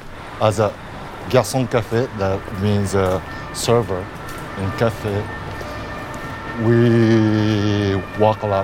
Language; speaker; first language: English; non-native, fluent; Japanese